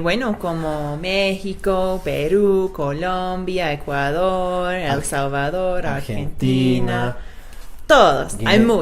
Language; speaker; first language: Spanish; non-native, fluent; English